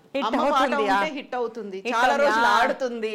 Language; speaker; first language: Telugu; native; Telugu